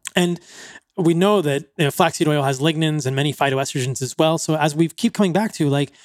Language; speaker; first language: English; native; English